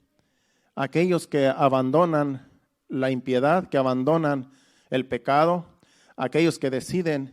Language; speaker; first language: Spanish; native; Spanish